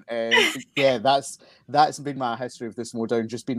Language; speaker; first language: English; native; English